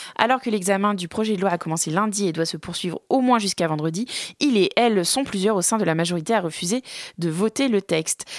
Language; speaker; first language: French; native; French